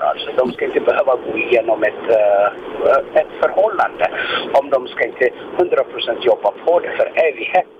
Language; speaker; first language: Swedish; non-native, fluent; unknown